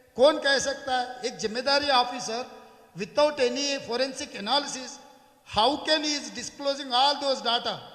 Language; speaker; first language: Hindi; non-native, local second language; Telugu